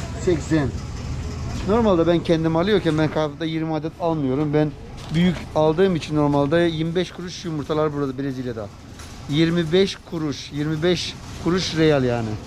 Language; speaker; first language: Turkish; native; Turkish